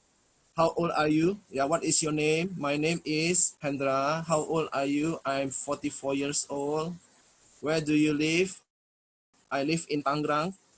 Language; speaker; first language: English; non-native, fluent; Indonesian